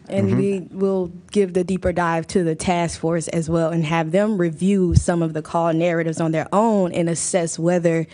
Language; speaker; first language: English; native; English